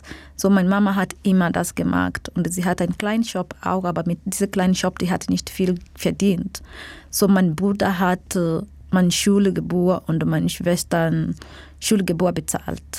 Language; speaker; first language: German; non-native, fluent; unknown